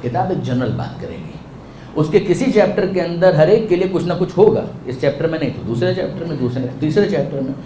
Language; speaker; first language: Urdu; non-native, local second language; Gujarati